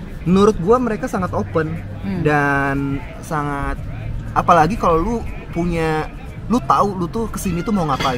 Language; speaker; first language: Indonesian; native; Indonesian